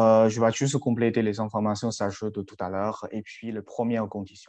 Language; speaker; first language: French; non-native, fluent; Chinese